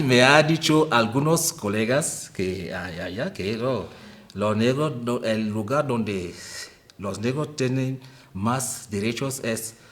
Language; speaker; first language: Spanish; non-native, fluent; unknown